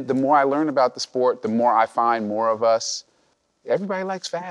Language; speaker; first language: English; native; English